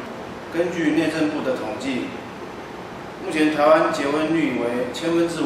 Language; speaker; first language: Chinese; native; Chinese